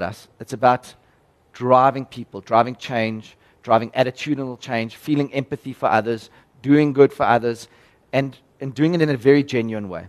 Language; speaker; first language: English; native; English